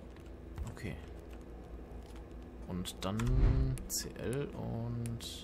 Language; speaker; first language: German; native; German